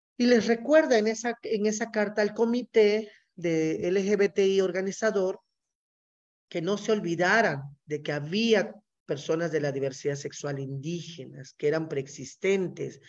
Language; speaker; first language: Spanish; non-native, local second language; Zapotec